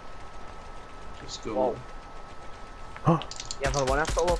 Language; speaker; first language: English; native; English